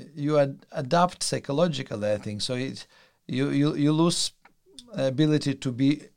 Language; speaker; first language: English; non-native, fluent; Russian